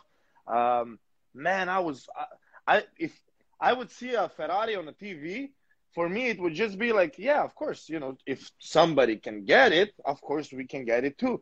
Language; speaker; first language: English; non-native, fluent; Slovenian